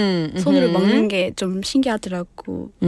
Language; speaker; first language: Korean; non-native, fluent; Nepali